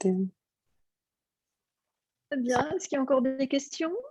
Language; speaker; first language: French; native; French